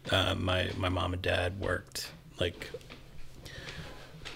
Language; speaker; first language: English; early bilingual, other home language; Cantonese